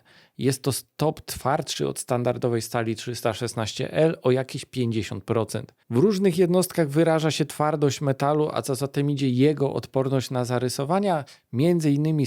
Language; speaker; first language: Polish; native; Polish